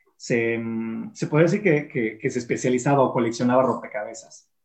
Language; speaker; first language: Spanish; native; Spanish